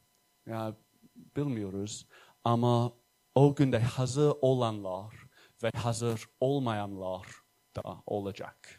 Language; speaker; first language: Turkish; non-native, fluent; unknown